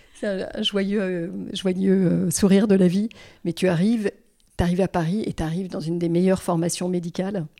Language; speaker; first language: French; native; French